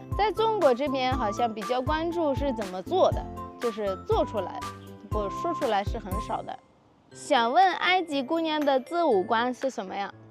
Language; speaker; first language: Chinese; non-native, fluent; Arabic